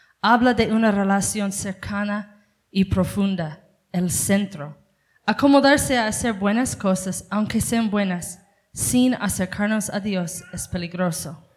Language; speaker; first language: Spanish; non-native, fluent; English